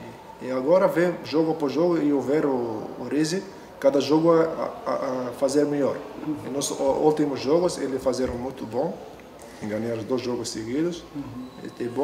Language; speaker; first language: Portuguese; non-native, learner; Arabic